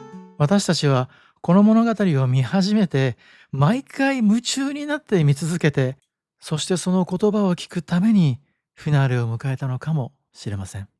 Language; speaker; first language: Japanese; native; Japanese